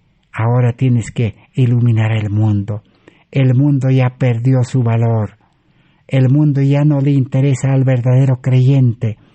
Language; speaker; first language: Spanish; native; Spanish